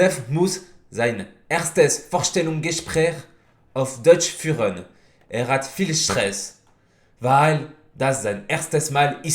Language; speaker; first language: German; non-native, fluent; French